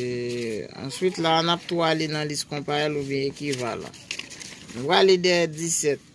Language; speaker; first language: French; non-native, local second language; Haitian Creole